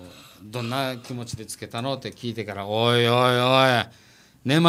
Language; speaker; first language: Japanese; native; Japanese